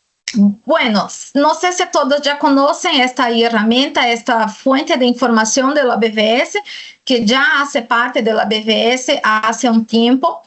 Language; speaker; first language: Spanish; non-native, fluent; Portuguese